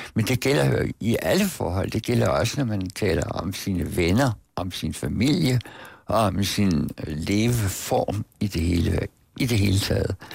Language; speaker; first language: Danish; native; Danish